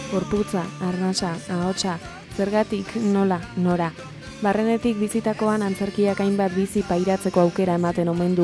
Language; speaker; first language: Basque; native; Basque